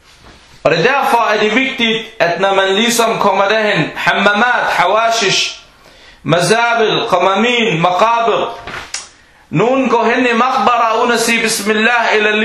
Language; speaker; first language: Danish; non-native, fluent; Arabic